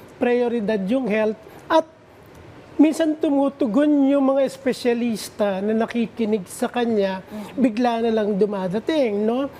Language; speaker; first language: Filipino; native; Filipino